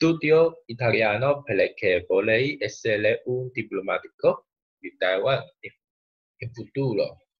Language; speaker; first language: Italian; non-native, learner; Chinese